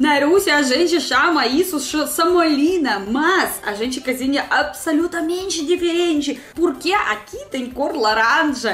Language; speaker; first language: Portuguese; non-native, learner; Russian